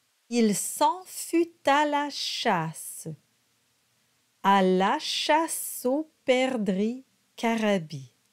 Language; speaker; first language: French; native; French